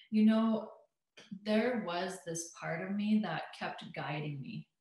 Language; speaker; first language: English; native; English